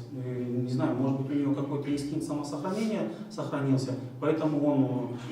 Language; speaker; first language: Russian; non-native, local second language; Kyrgyz